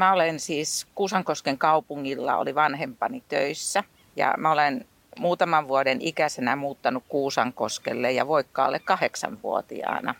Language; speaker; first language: Finnish; native; Finnish